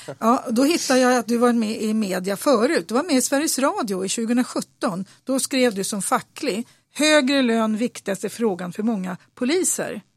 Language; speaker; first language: Swedish; native; Swedish